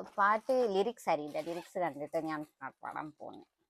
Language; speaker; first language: Malayalam; non-native, learner; Tulu